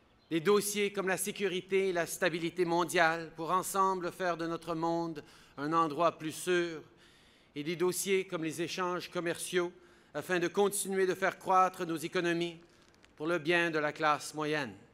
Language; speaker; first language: French; early bilingual, heritage; French